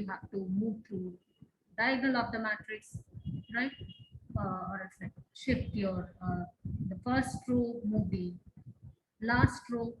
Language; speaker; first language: English; non-native, local second language; Tamil